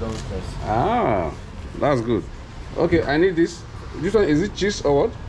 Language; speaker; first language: English; non-native, learner; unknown